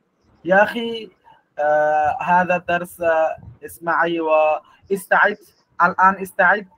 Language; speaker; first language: Arabic; non-native, learner; Bangla